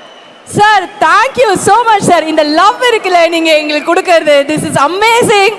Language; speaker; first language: Tamil; native; Tamil